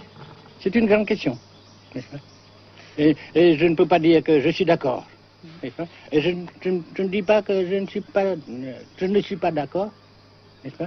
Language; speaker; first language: French; non-native, fluent; Vietnamese